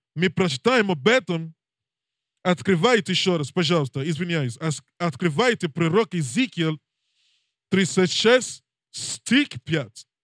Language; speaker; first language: Russian; non-native, learner; English